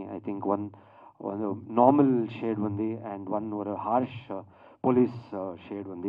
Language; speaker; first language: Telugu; non-native, learner; Kannada